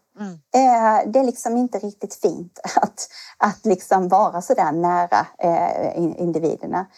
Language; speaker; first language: Swedish; native; Swedish